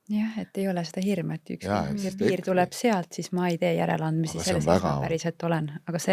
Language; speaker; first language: Estonian; native; Estonian